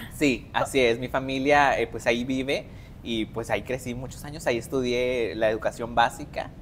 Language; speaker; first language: Spanish; native; Spanish